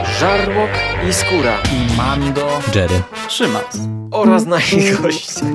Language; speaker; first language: Polish; native; Polish